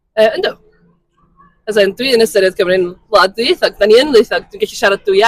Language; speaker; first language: Welsh; native; Welsh